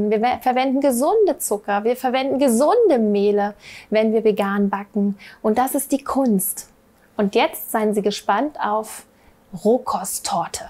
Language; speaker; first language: German; native; German